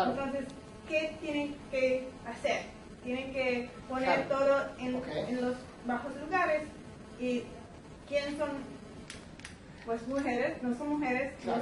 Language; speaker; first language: Spanish; non-native, learner; English